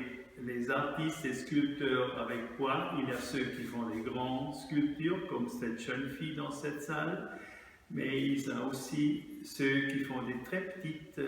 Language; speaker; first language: French; non-native, fluent; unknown